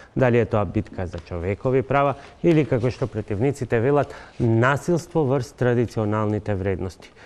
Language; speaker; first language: Macedonian; native; Macedonian